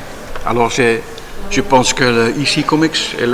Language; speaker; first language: French; non-native, learner; Dutch